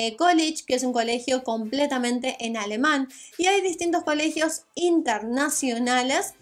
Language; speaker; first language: Spanish; native; Spanish